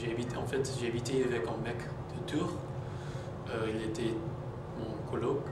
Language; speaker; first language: French; non-native, fluent; English